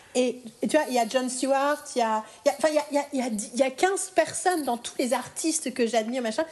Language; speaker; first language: French; native; French